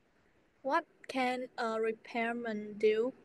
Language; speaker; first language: English; non-native, learner; Vietnamese